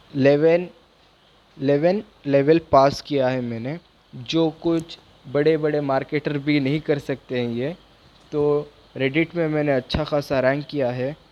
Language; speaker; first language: Hindi; non-native, local second language; Urdu